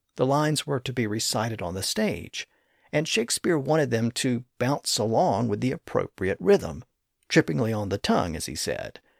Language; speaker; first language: English; native; English